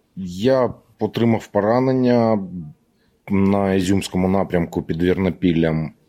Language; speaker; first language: Ukrainian; native; Ukrainian